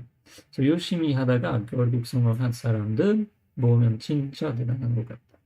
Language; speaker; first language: Korean; non-native, learner; English